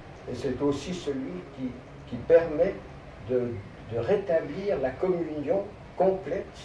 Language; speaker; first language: French; native; French